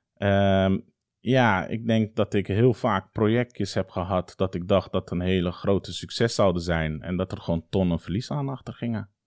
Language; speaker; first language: Dutch; early bilingual, other home language; Turkish